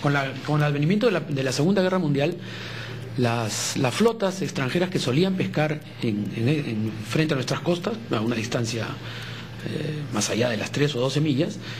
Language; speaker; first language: Spanish; native; Spanish